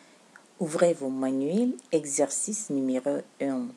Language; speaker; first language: French; non-native, fluent; Russian